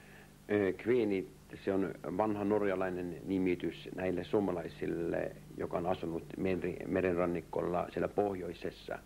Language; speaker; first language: Finnish; early bilingual, heritage; Finnish